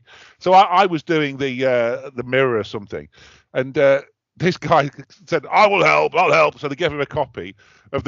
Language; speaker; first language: English; native; English